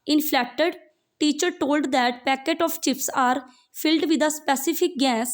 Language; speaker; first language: English; non-native, local second language; Punjabi